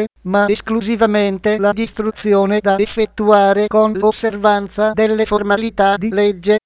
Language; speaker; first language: Italian; native; Italian